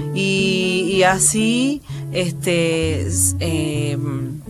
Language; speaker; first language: Spanish; native; Spanish